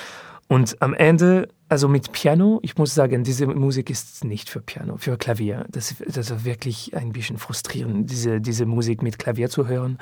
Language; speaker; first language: German; non-native, learner; French